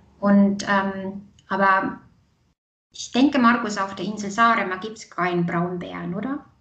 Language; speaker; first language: German; non-native, fluent; Estonian